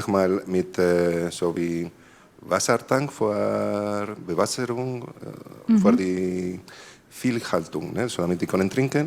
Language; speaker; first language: German; non-native, learner; Spanish